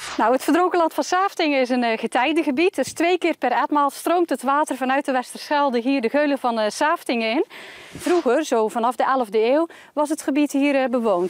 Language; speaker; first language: Dutch; native; Dutch